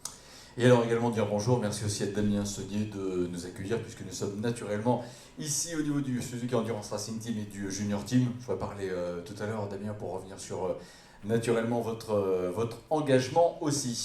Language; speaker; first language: French; native; French